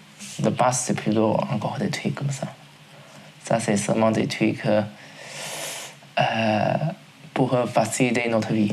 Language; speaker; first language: French; non-native, learner; Chinese